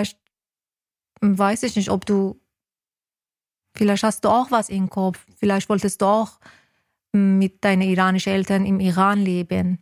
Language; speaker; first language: German; non-native, learner; Persian